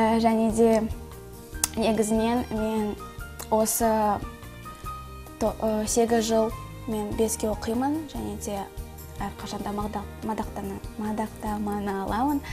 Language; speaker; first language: Kazakh; non-native, local second language; Russian